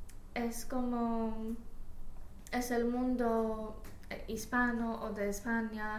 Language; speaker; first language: Spanish; non-native, fluent; Polish